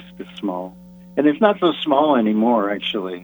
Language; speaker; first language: English; native; English